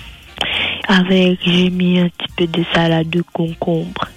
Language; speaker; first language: French; non-native, local second language; Morisyen